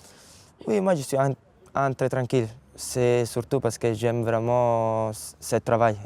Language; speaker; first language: French; non-native, learner; Italian